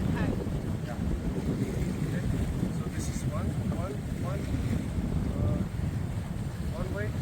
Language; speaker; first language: English; non-native, learner; Slovenian